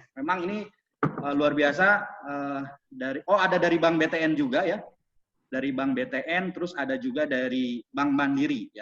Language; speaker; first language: Indonesian; native; Indonesian